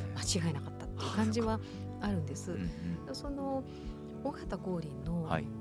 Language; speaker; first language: Japanese; early bilingual, heritage; English